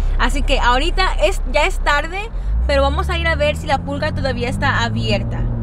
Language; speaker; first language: Spanish; early bilingual, heritage; Spanish